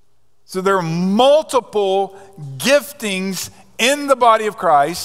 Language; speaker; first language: English; native; English